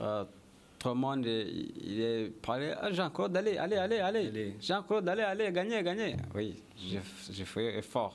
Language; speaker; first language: French; non-native, learner; Kinyarwanda